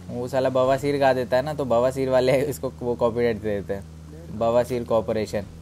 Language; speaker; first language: Hindi; native; Hindi